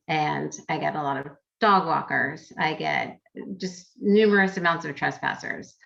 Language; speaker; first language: English; native; English